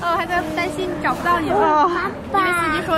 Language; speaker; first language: German; non-native, learner; Chinese